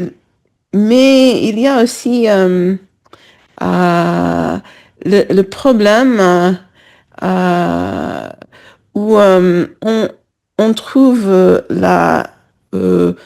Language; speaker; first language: French; non-native, fluent; English